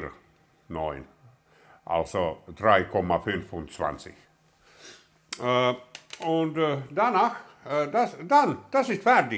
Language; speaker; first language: German; non-native, learner; Finnish